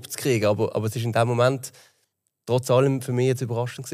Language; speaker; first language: German; native; German